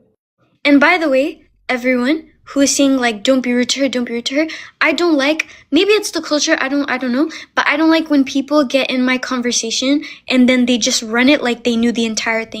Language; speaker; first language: English; early bilingual, other home language; Amharic